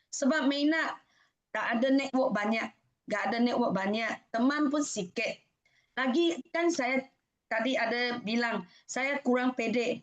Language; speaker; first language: Indonesian; non-native, fluent; Malay